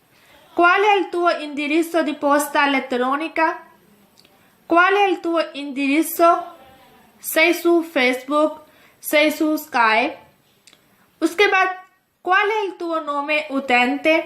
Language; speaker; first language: Italian; non-native, fluent; Urdu